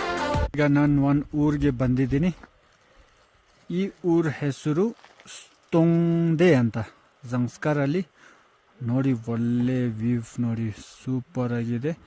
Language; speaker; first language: Kannada; non-native, fluent; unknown